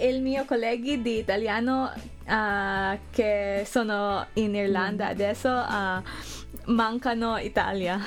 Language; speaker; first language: Italian; non-native, learner; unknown